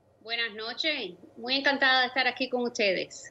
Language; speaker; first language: Spanish; early bilingual, other home language; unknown